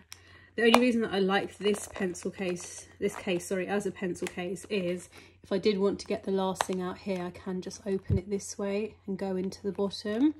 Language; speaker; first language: English; native; English